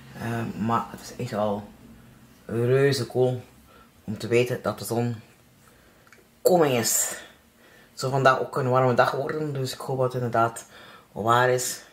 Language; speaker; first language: Dutch; native; Dutch